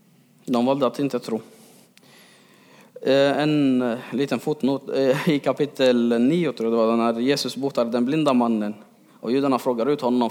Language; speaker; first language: Swedish; early bilingual, other home language; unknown